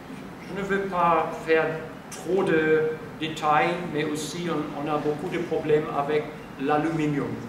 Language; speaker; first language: French; non-native, fluent; German